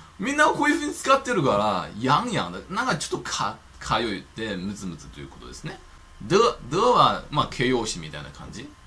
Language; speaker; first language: Japanese; non-native, fluent; Chinese